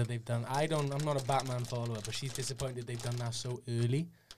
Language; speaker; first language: English; native; English